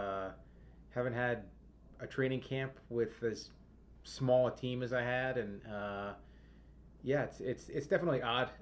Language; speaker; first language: English; native; English